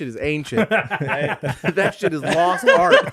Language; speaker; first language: English; native; English